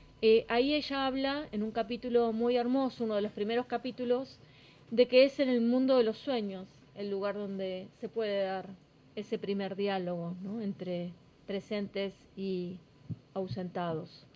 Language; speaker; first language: Spanish; native; Spanish